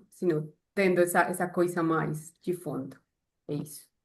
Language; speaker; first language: Portuguese; non-native, learner; Spanish